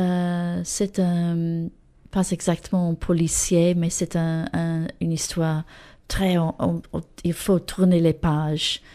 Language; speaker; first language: French; non-native, fluent; English